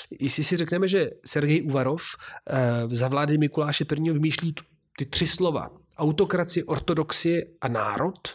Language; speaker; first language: Czech; non-native, fluent; Italian